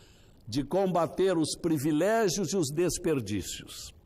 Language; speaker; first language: Portuguese; native; Portuguese